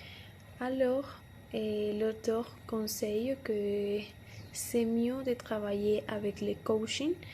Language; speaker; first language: French; non-native, learner; Spanish